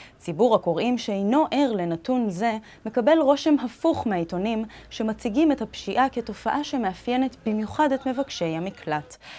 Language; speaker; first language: Hebrew; native; Hebrew